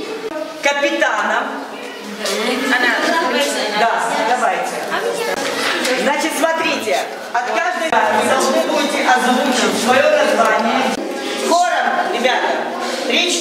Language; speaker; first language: Russian; native; Russian